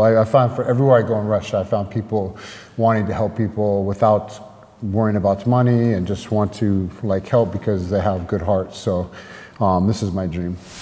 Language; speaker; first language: English; native; English